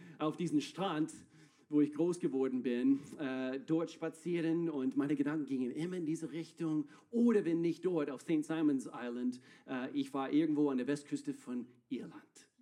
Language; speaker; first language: German; non-native, fluent; English